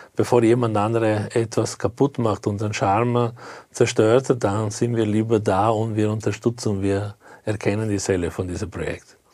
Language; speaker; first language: German; non-native, fluent; Italian